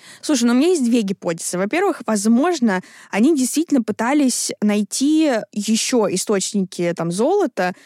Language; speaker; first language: Russian; native; Russian